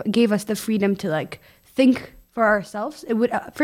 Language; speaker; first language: English; non-native, fluent; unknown